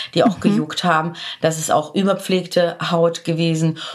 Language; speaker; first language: German; early bilingual, other home language; Polish